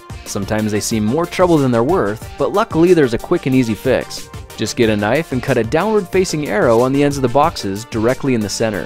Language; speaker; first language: English; native; English